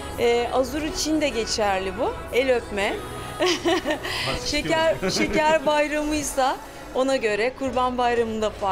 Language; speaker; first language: Turkish; native; Turkish